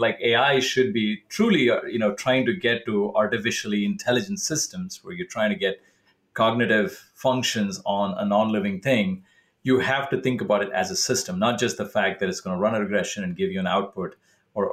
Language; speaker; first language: English; non-native, local second language; Tamil